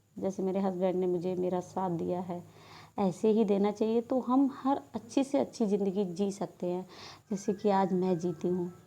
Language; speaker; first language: Hindi; non-native, local second language; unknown